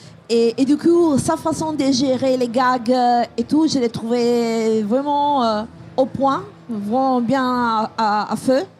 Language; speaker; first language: French; non-native, fluent; Italian